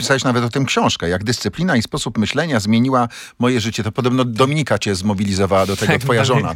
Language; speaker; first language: Polish; native; Polish